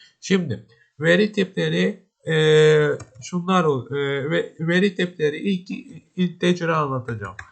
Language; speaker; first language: Turkish; native; Turkish